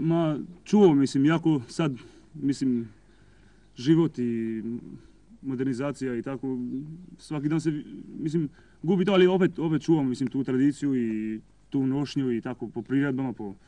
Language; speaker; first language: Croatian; non-native, local second language; Albanian